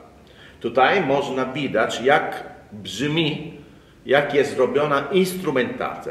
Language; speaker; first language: Polish; non-native, learner; Italian